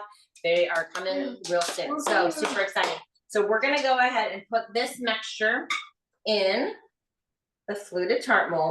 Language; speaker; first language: English; native; English